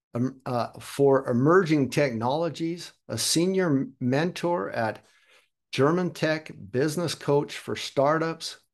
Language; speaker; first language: English; early bilingual, other home language; German